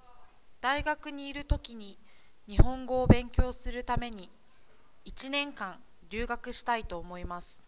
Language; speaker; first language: Japanese; non-native, learner; English